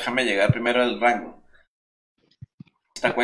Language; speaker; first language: Spanish; native; Spanish